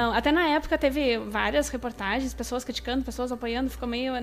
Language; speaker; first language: Portuguese; native; Portuguese